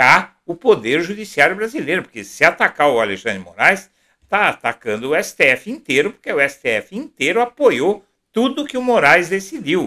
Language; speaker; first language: Portuguese; native; Portuguese